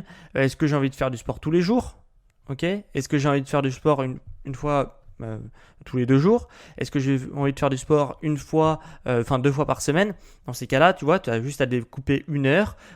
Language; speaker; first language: French; native; French